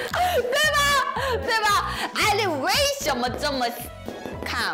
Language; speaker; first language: Chinese; non-native, learner; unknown